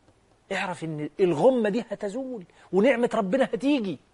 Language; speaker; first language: Arabic; native; Arabic